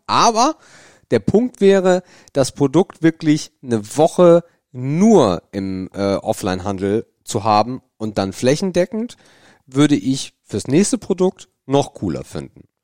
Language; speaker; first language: German; native; German